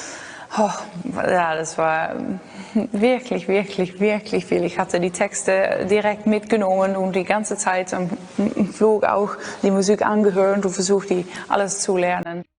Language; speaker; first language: German; non-native, learner; Dutch